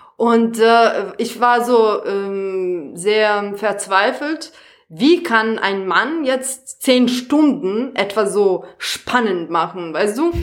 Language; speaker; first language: German; non-native, fluent; Serbian